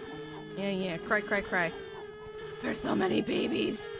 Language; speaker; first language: English; native; English